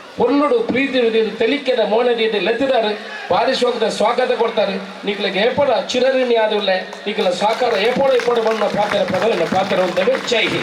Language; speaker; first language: Kannada; native; Kannada